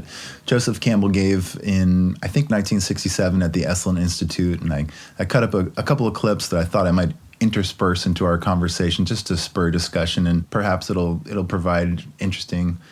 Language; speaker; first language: English; native; English